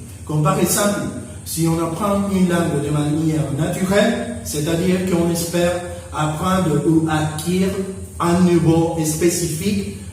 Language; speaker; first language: French; non-native, learner; Spanish